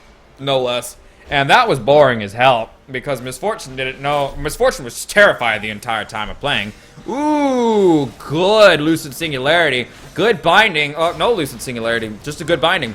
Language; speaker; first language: English; native; English